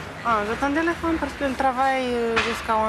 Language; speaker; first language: French; non-native, learner; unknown